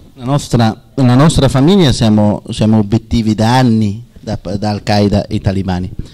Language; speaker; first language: Italian; non-native, learner; Persian